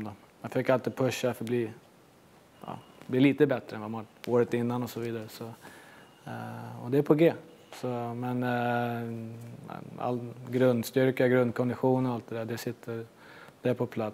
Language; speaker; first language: Swedish; native; Swedish